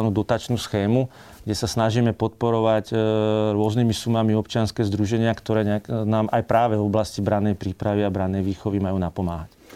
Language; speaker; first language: Slovak; native; Slovak